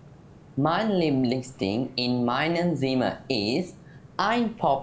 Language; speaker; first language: German; non-native, learner; Malay